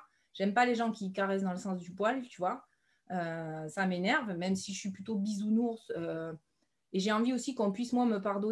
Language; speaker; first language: French; native; French